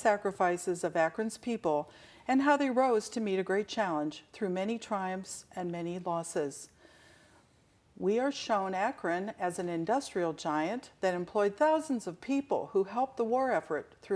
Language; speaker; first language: English; native; English